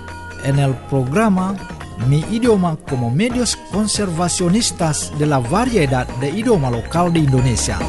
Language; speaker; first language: Spanish; non-native, fluent; Indonesian